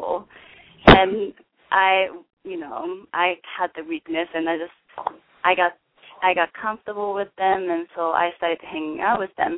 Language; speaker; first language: English; non-native, fluent; Japanese